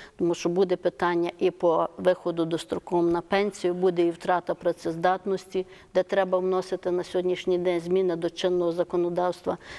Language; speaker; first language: Ukrainian; native; Ukrainian